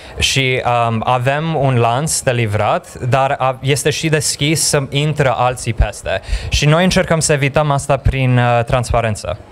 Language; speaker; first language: Romanian; early bilingual, heritage; Romanian